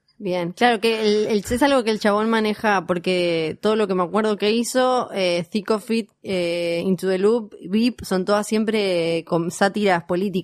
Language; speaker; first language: Spanish; native; Spanish